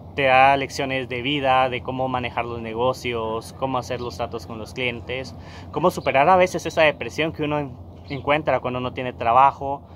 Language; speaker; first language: Spanish; native; Spanish